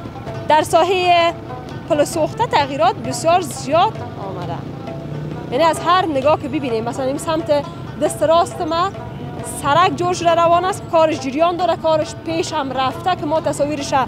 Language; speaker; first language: Persian; native; Persian